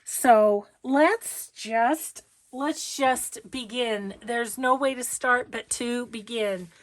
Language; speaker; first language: English; native; English